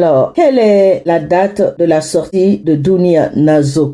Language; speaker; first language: French; non-native, local second language; Hausa